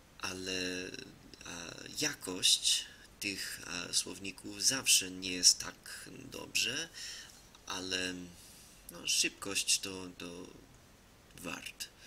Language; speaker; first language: Polish; non-native, learner; English